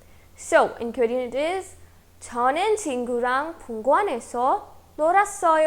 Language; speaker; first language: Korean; non-native, fluent; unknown